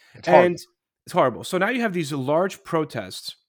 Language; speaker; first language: English; non-native, fluent; Polish